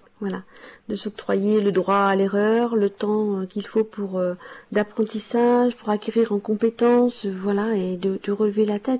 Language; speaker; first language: French; native; French